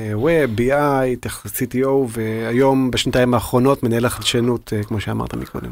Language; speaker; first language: Hebrew; native; Hebrew